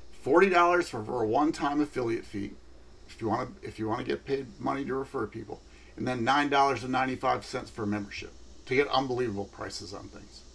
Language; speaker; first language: English; native; English